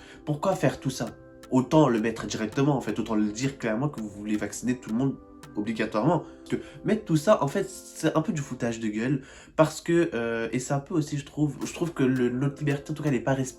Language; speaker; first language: French; native; French